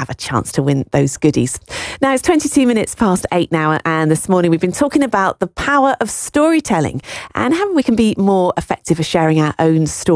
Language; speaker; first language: English; native; English